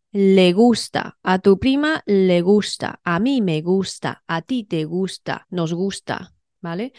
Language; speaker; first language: Spanish; non-native, fluent; Chinese